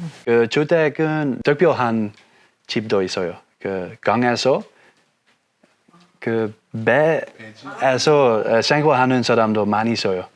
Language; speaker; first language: Korean; non-native, learner; Dutch